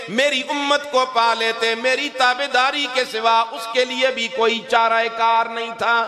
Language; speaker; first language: Urdu; non-native, local second language; Northern Hindko